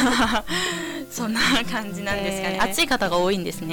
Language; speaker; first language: Japanese; non-native, fluent; Korean